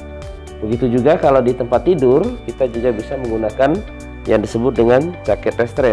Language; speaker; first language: Indonesian; native; Indonesian